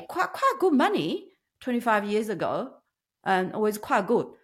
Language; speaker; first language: English; non-native, learner; Chinese